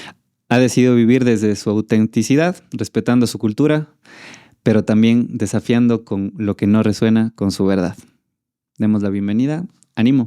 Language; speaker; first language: Spanish; native; Spanish